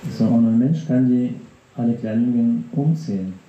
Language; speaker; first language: German; non-native, fluent; Russian